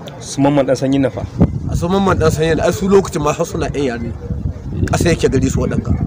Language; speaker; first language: Hausa; native; Hausa